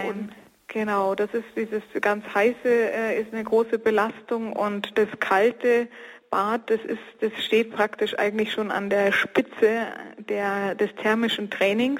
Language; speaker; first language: German; native; German